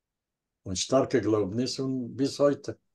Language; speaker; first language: German; non-native, learner; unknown